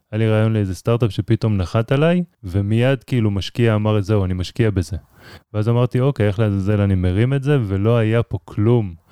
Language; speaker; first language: Hebrew; native; Hebrew